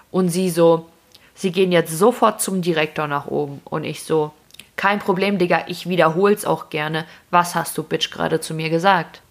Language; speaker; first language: German; early bilingual, other home language; Russian